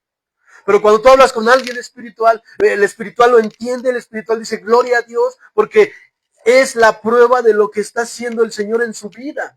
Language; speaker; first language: Spanish; native; Spanish